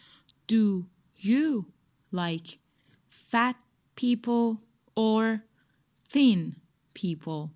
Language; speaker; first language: English; non-native, fluent; Persian